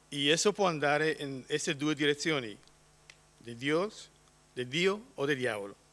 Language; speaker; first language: Italian; non-native, learner; Polish